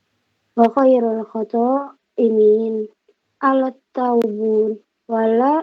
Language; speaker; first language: Arabic; non-native, learner; Indonesian